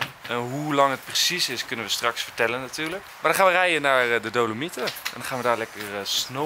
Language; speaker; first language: Dutch; native; Dutch